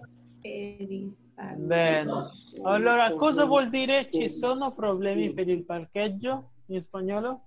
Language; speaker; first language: Italian; non-native, fluent; Spanish